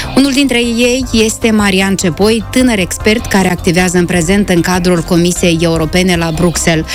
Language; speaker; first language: Romanian; native; Romanian